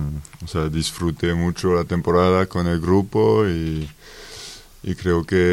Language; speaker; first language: Spanish; non-native, fluent; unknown